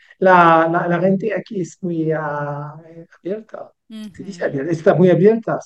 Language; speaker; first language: Spanish; non-native, learner; French